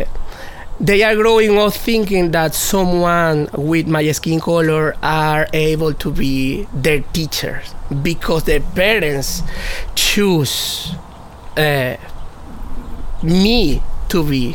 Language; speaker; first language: English; non-native, fluent; Spanish